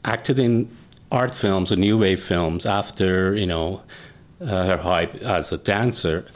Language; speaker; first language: English; non-native, fluent; Persian